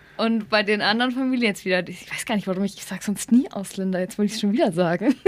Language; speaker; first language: German; early bilingual, other home language; Somali